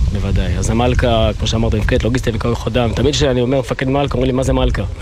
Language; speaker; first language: Hebrew; native; Hebrew